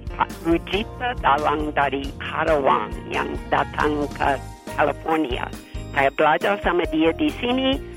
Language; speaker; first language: Indonesian; non-native, fluent; English